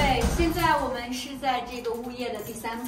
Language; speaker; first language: Chinese; native; Chinese